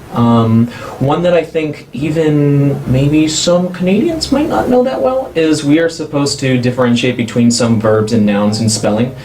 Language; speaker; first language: English; native; English